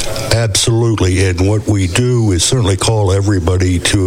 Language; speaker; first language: English; native; English